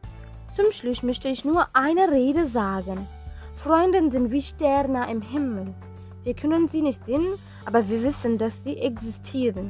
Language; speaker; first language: German; non-native, learner; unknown